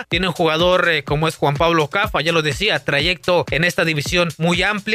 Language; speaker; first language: Spanish; native; Spanish